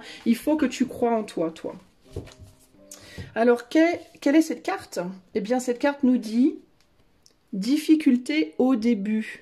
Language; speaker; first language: French; native; French